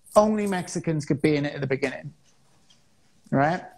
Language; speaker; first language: English; native; English